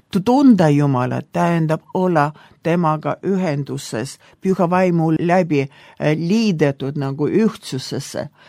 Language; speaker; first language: Estonian; non-native, local second language; Russian